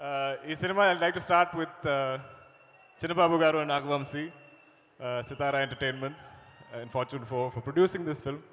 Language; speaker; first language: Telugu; non-native, learner; Malayalam